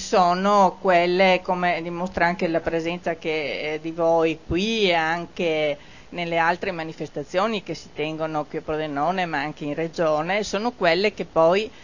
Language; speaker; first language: Italian; native; Italian